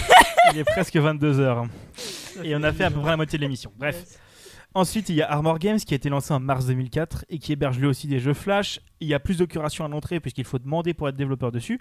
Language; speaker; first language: French; native; French